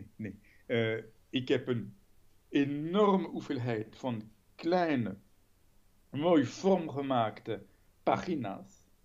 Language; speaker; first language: Dutch; non-native, fluent; French